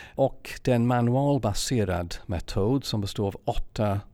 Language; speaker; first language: Swedish; non-native, fluent; English